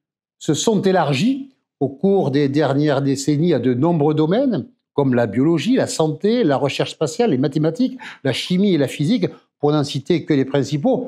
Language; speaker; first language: French; native; French